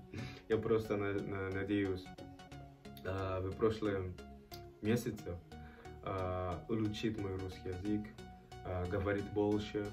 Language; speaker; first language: Russian; non-native, learner; Portuguese